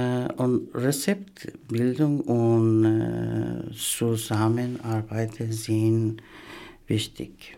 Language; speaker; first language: German; non-native, learner; Persian